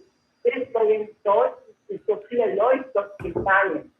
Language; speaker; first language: German; non-native, learner; Korean